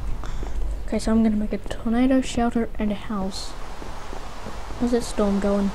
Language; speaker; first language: English; native; English